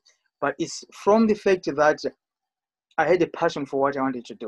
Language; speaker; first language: English; non-native, local second language; Shona